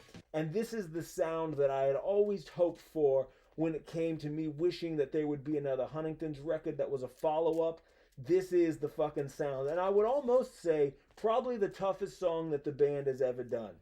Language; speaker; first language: English; native; English